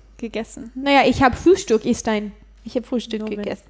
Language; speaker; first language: German; non-native, learner; English